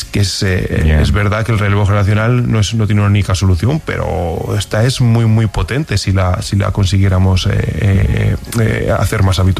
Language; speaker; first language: Spanish; native; Spanish